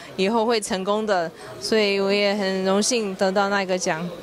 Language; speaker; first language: Chinese; early bilingual, heritage; Chinese